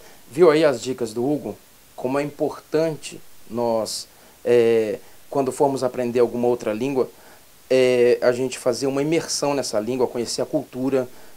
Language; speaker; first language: Portuguese; native; Portuguese